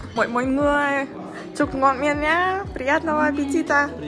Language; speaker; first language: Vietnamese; non-native, learner; Russian